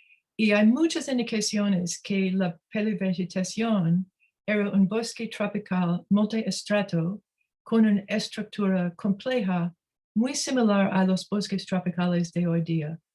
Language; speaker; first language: Spanish; non-native, learner; English